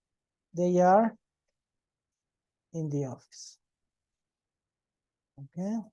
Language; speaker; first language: English; non-native, fluent; Spanish